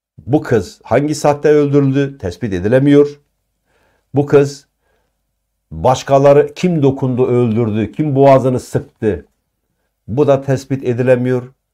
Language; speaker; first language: Turkish; non-native, local second language; Kurdish